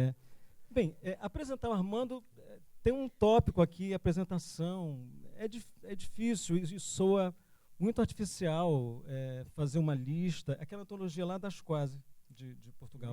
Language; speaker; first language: Portuguese; native; Portuguese